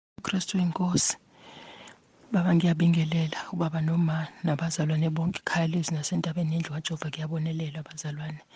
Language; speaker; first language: Zulu; native; Zulu